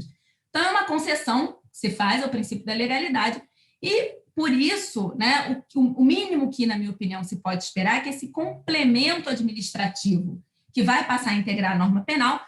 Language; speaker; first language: Portuguese; native; Portuguese